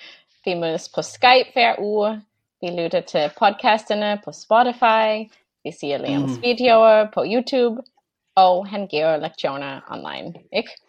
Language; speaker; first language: Danish; non-native, fluent; English